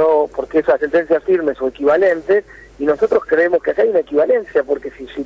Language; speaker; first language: Spanish; native; Spanish